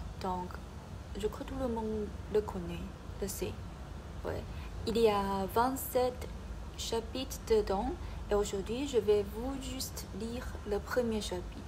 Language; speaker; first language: French; non-native, learner; Chinese